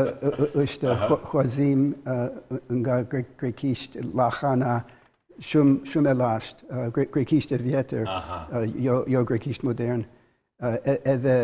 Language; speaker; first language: Albanian; non-native, learner; English